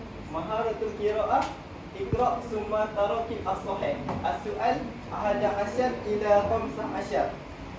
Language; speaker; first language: Arabic; non-native, learner; Malay